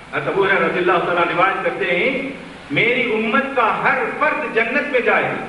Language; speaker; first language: Urdu; native; Urdu